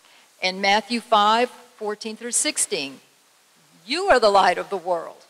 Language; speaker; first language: English; native; English